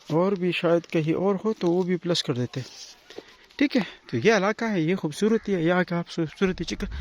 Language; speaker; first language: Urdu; non-native, local second language; Pashto